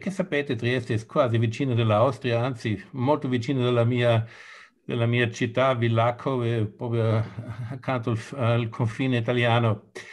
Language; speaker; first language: Italian; non-native, fluent; German